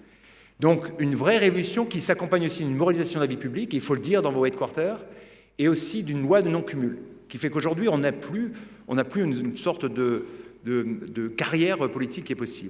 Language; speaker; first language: French; native; French